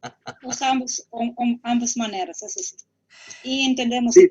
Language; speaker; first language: Spanish; non-native, learner; Russian